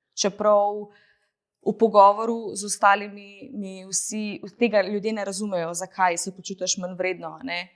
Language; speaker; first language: Slovenian; early bilingual, other home language; Bosnian